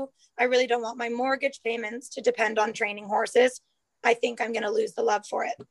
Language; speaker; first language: English; native; English